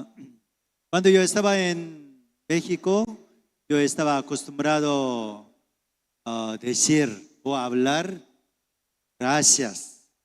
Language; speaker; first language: Spanish; non-native, fluent; Korean